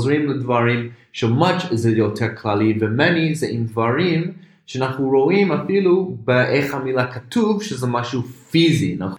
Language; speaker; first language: Hebrew; non-native, fluent; English